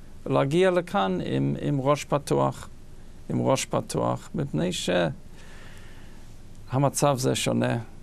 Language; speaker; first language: Hebrew; non-native, fluent; English